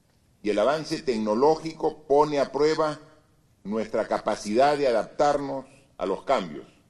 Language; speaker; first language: Spanish; native; Spanish